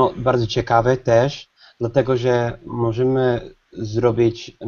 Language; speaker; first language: Polish; non-native, learner; English